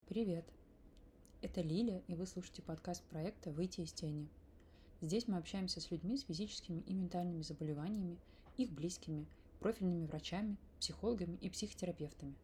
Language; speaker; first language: Russian; native; Russian